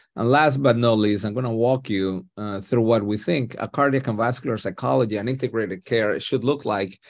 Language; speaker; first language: English; non-native, fluent; Spanish